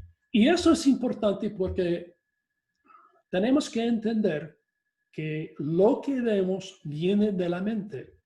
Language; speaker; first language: Spanish; non-native, fluent; English